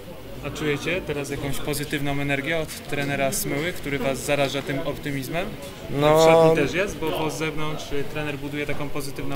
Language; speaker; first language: Polish; native; Polish